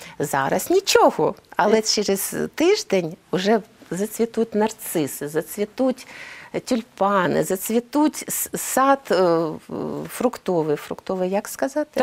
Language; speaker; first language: Ukrainian; non-native, local second language; Russian